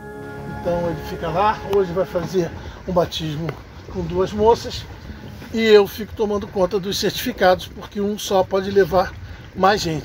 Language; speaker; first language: Portuguese; native; Portuguese